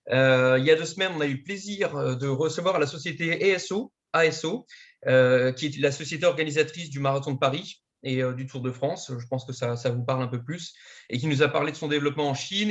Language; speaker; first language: French; native; French